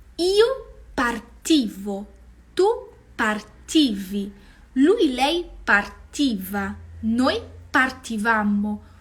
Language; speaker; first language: Italian; non-native, fluent; Portuguese